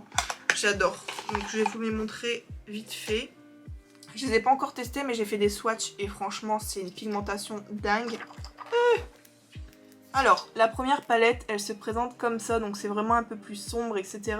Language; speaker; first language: French; native; French